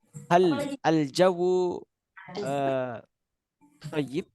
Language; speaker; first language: Arabic; non-native, fluent; Indonesian